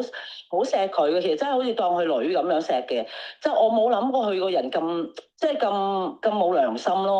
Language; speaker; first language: Cantonese; native; Cantonese